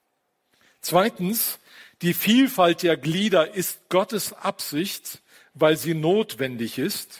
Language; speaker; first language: German; native; German